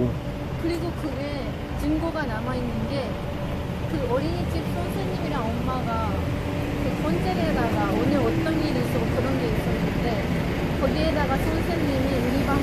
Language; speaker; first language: Korean; non-native, fluent; Japanese